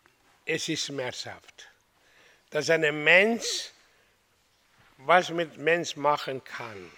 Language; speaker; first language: German; non-native, fluent; Hindi